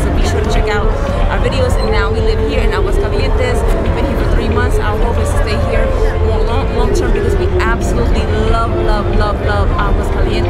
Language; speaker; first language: English; native; English